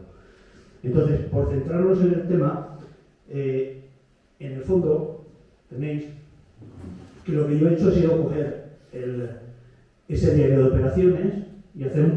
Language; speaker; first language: Spanish; native; Spanish